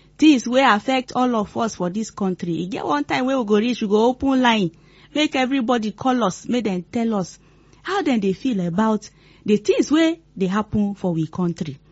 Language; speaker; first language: Nigerian Pidgin; non-native, local second language; Igbo